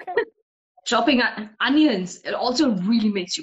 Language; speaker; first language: English; non-native, local second language; Bangla